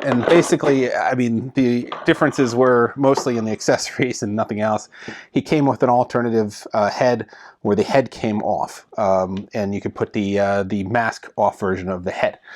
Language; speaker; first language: English; native; English